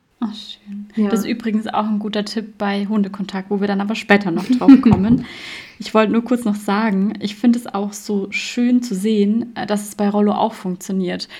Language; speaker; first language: German; native; German